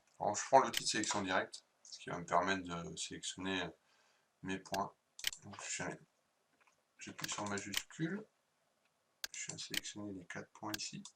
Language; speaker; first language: French; native; French